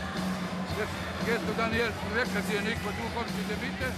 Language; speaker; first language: German; non-native, fluent; Croatian